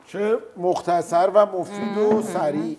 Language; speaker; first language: Persian; native; Persian